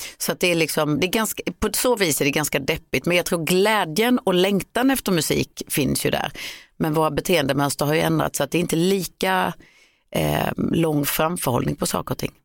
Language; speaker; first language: Swedish; native; Swedish